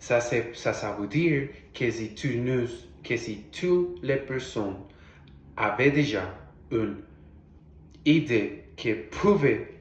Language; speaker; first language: French; non-native, learner; Portuguese